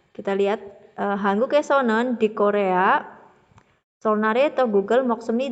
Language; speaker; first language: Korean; non-native, fluent; Indonesian